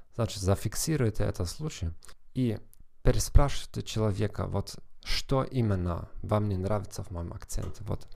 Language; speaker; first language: Russian; non-native, fluent; German